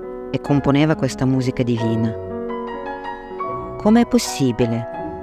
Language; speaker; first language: Italian; non-native, fluent; Russian